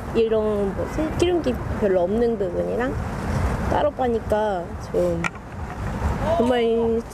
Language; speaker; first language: Korean; non-native, fluent; Japanese